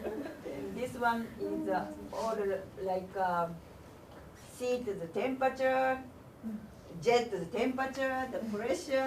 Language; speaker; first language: English; non-native, learner; Japanese